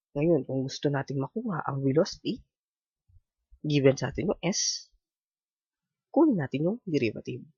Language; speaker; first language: Filipino; native; Filipino